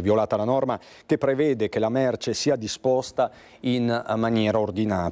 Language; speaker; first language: Italian; native; Italian